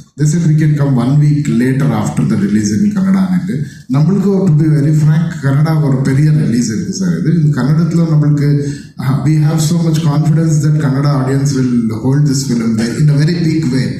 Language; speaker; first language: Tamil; non-native, local second language; Kannada